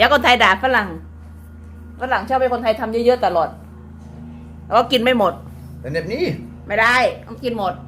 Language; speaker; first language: Thai; non-native, local second language; Lao